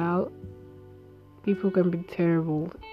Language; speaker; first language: English; non-native, local second language; Igbo